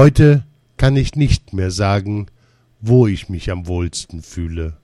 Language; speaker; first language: German; early bilingual, other home language; Russian